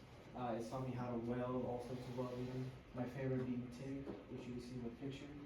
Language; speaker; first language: English; early bilingual, other home language; Spanish